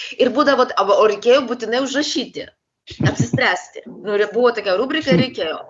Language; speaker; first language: Lithuanian; non-native, local second language; Polish